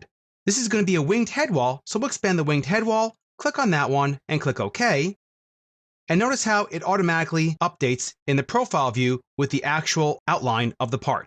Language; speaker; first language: English; native; English